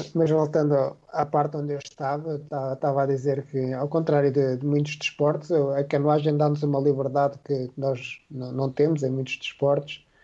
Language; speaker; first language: Portuguese; native; Portuguese